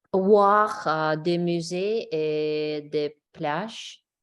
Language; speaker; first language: French; non-native, learner; English